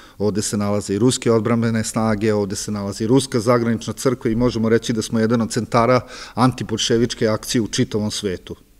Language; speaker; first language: Serbian; native; Serbian